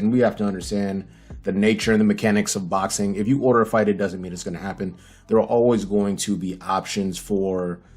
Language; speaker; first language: English; native; English